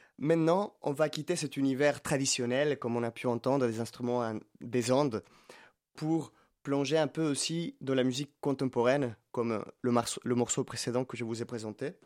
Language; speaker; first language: French; non-native, fluent; Spanish